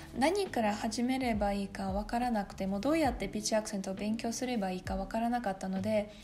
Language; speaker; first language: Japanese; non-native, fluent; Russian